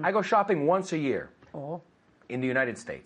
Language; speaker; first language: English; non-native, fluent; Spanish